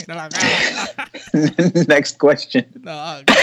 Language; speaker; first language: Spanish; early bilingual, heritage; Spanish